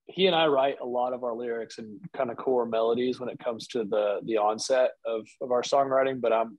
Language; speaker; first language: English; native; English